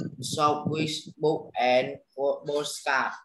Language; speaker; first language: English; non-native, learner; Vietnamese